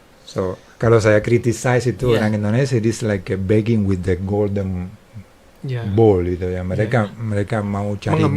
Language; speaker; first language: Indonesian; non-native, fluent; Spanish